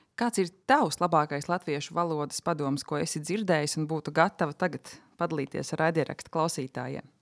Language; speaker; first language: Latvian; native; Latvian